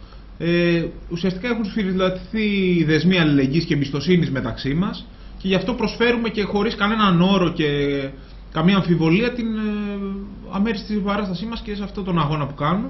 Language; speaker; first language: Greek; native; Greek